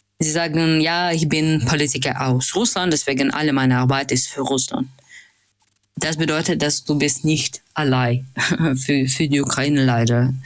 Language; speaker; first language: German; non-native, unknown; Russian